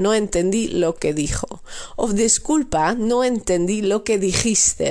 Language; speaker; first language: Spanish; non-native, fluent; Dutch